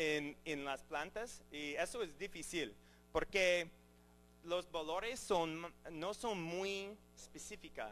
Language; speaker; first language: Spanish; non-native, learner; English